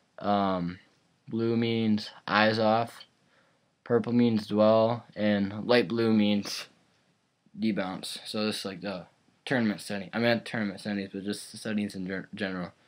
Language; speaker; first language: English; native; English